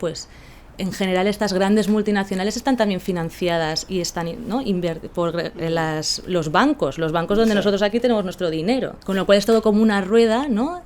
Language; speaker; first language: Spanish; native; Spanish